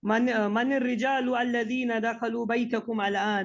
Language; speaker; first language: Arabic; non-native, fluent; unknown